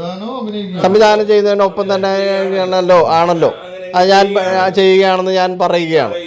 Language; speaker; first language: Malayalam; native; Malayalam